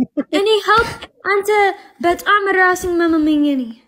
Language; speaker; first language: Amharic; non-native, learner; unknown